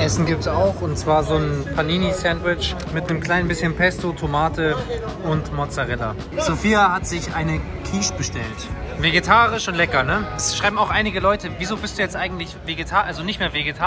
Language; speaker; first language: German; native; German